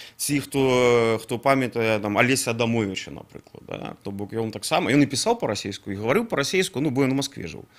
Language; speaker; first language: Belarusian; non-native, local second language; Russian